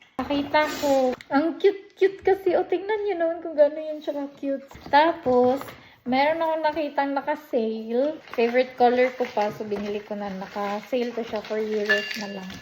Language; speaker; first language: Filipino; non-native, local second language; Cebuano